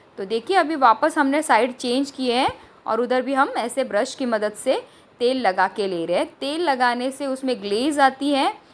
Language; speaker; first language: Hindi; non-native, local second language; Marathi